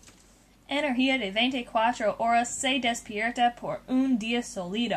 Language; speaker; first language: Spanish; non-native, learner; English